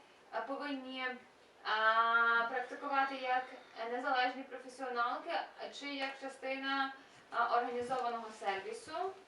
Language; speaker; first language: Ukrainian; native; Ukrainian